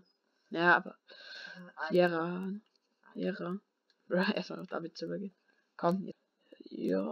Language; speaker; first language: German; native; German